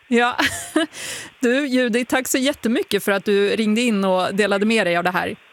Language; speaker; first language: Swedish; native; Swedish